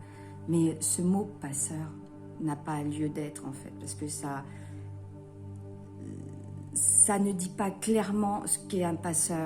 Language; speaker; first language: French; native; French